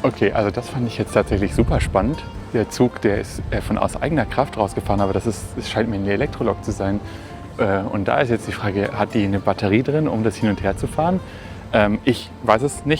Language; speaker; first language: German; native; German